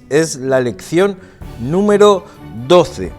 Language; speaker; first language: Spanish; native; Spanish